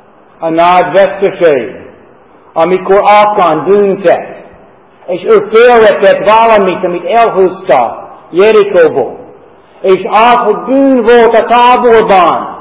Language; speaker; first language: Hungarian; non-native, fluent; English